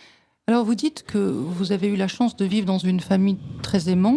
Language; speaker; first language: French; native; French